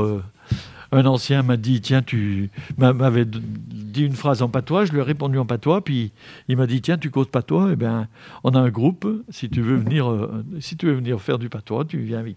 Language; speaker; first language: French; native; French